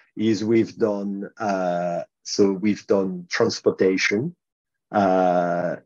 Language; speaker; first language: English; non-native, fluent; French